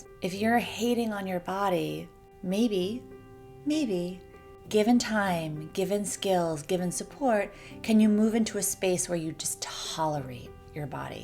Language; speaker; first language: English; native; English